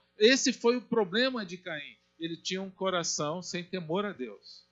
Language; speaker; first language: Portuguese; native; Portuguese